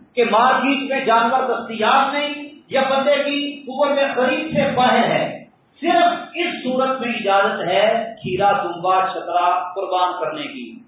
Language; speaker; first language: Urdu; non-native, local second language; Punjabi